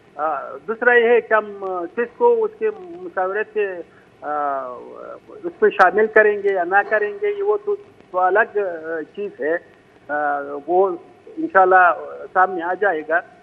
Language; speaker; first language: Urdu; non-native, fluent; Pashto